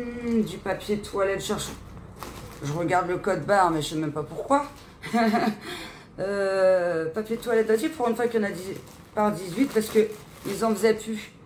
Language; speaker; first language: French; native; French